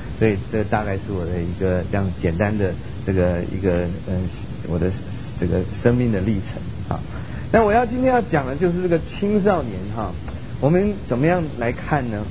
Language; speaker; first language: Chinese; early bilingual, other home language; Min Nan Chinese